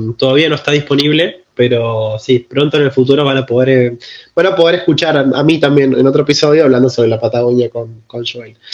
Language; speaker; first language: Spanish; native; Spanish